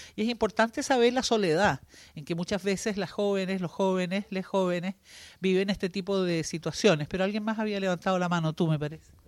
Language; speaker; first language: Spanish; native; Spanish